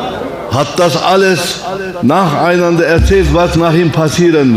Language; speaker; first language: German; non-native, fluent; Turkish